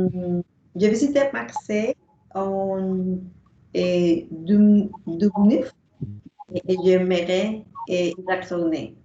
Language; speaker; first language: French; non-native, learner; Spanish